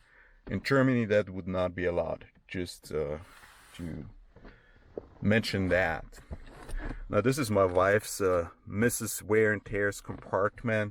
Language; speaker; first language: English; non-native, fluent; German